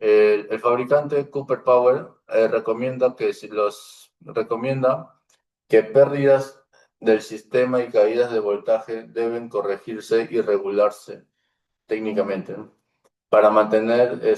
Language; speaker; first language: Spanish; native; Spanish